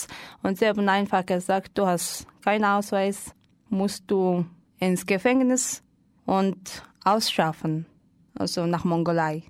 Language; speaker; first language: German; non-native, learner; Mongolian